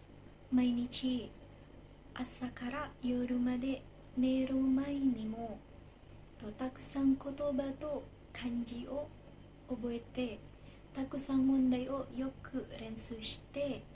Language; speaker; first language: Japanese; non-native, learner; Indonesian